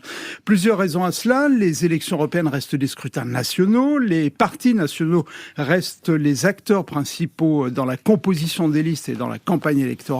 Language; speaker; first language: French; native; French